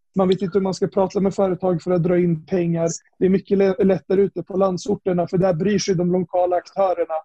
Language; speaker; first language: Swedish; native; Swedish